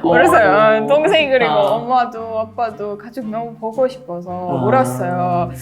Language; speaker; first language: Korean; non-native, learner; Estonian